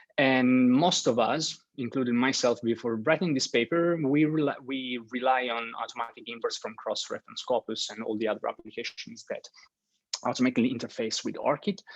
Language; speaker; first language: English; non-native, fluent; Italian